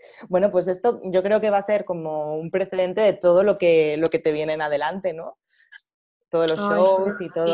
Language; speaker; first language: Spanish; native; Spanish